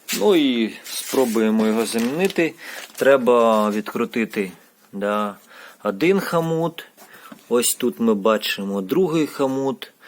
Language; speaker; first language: Ukrainian; non-native, local second language; Russian